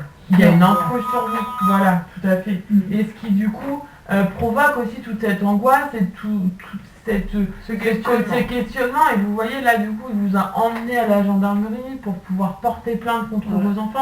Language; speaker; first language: French; native; French